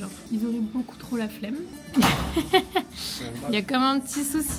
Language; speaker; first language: French; native; French